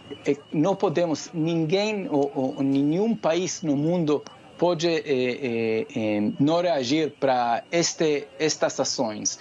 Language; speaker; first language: Portuguese; non-native, fluent; Hebrew